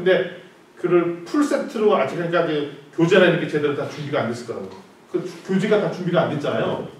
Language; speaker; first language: Korean; native; Korean